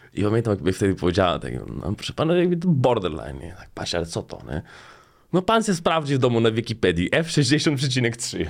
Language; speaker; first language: Polish; non-native, fluent; Slovenian